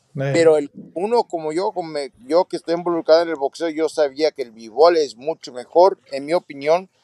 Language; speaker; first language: Spanish; early bilingual, heritage; Spanish